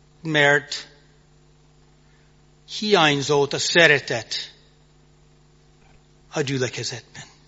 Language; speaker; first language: Hungarian; non-native, fluent; English